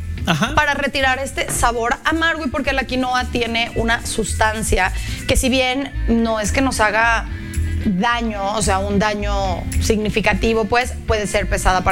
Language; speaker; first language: Spanish; native; Spanish